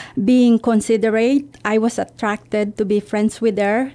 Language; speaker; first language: English; non-native, local second language; Filipino